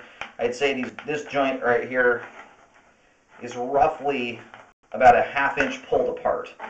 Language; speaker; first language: English; native; English